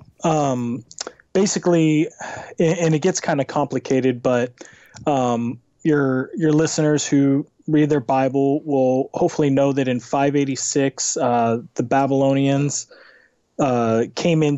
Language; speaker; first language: English; native; English